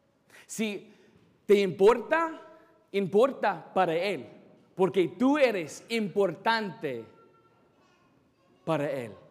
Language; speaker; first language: Spanish; non-native, fluent; English